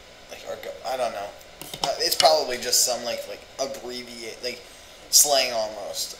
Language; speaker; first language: English; native; English